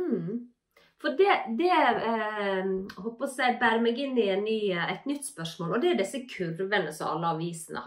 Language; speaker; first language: Norwegian; native; Norwegian